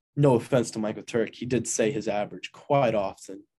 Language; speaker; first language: English; native; English